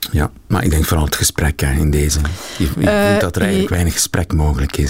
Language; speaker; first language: Dutch; native; Dutch